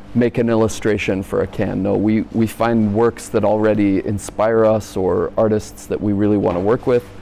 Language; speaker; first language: English; native; English